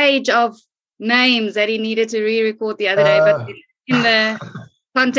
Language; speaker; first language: English; non-native, local second language; Afrikaans